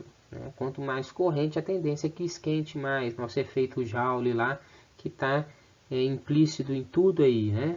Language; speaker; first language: Portuguese; native; Portuguese